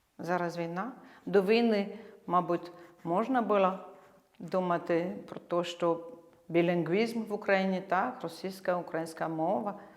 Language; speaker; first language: Ukrainian; non-native, fluent; French